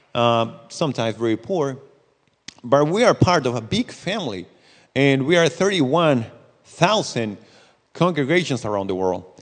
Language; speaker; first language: English; non-native, fluent; Spanish